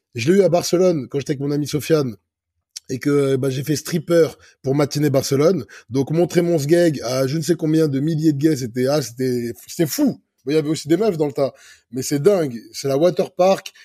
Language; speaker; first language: French; native; French